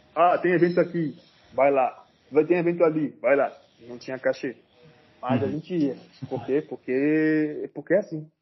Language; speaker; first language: Portuguese; non-native, fluent; French